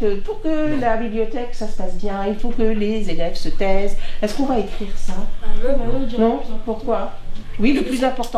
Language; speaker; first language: French; native; French